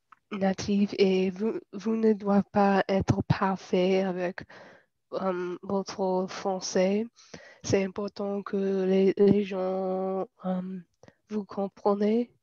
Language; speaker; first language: French; non-native, learner; English